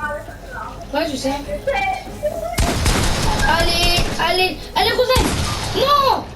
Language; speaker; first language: French; native; French